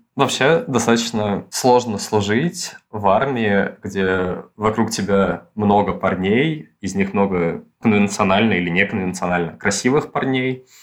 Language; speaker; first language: Russian; native; Russian